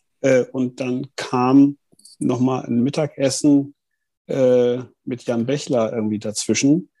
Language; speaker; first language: German; native; German